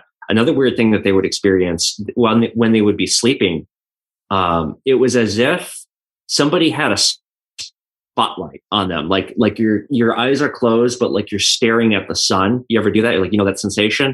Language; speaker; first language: English; native; English